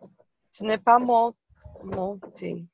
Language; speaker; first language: French; non-native, learner; Portuguese